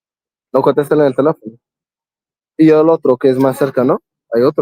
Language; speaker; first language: Spanish; non-native, learner; English